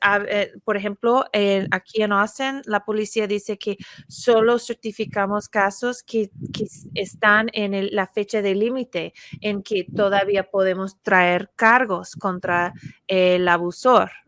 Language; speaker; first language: Spanish; non-native, fluent; English